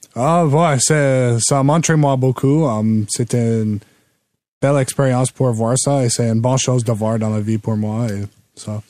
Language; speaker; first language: French; non-native, local second language; English